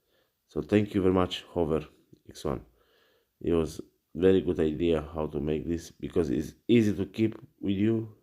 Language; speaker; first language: English; non-native, learner; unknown